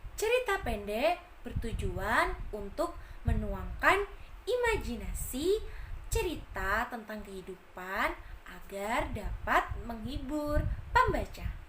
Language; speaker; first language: Indonesian; native; Indonesian